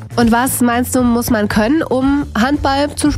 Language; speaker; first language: German; native; German